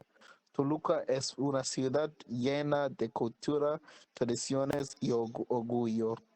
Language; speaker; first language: Spanish; non-native, learner; English